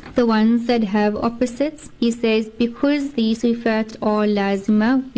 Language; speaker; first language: English; native; English